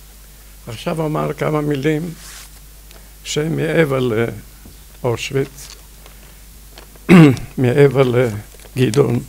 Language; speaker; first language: Hebrew; non-native, fluent; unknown